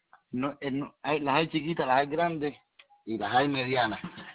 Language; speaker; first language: Spanish; native; Spanish